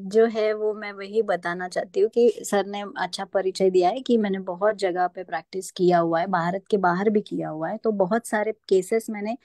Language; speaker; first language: Hindi; non-native, local second language; Marathi